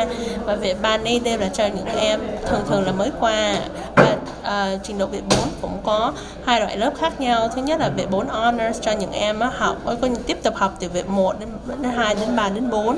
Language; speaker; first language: Vietnamese; early bilingual, heritage; Vietnamese